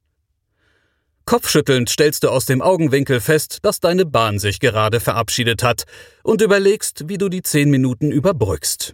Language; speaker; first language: German; native; German